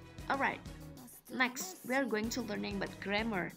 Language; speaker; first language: English; non-native, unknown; Indonesian